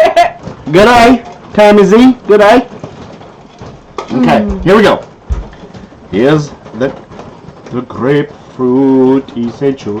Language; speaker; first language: English; native; English